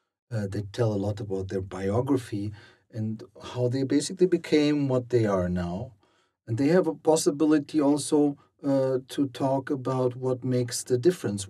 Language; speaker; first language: English; non-native, fluent; German